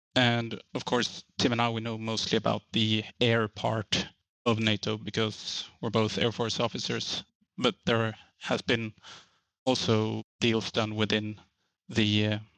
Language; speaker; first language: English; non-native, fluent; Norwegian